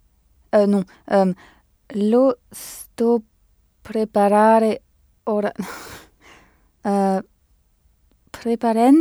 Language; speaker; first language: Italian; non-native, learner; French